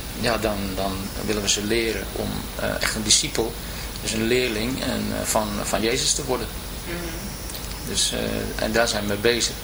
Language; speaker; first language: Dutch; native; Dutch